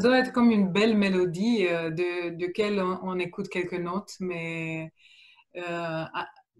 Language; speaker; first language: French; non-native, fluent; Romanian